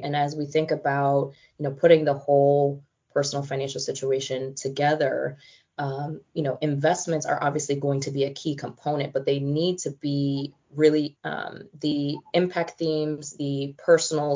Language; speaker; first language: English; native; English